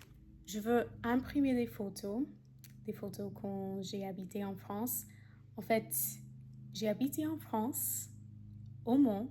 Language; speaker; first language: French; non-native, fluent; English